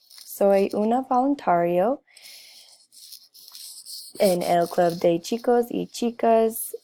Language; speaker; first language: Spanish; non-native, learner; English